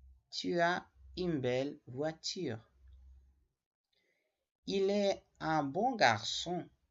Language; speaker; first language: French; non-native, learner; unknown